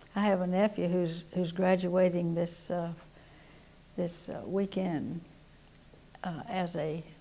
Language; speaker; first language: English; native; English